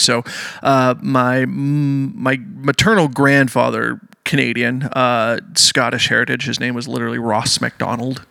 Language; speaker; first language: English; native; English